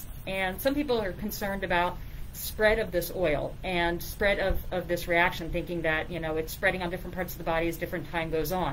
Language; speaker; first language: English; native; English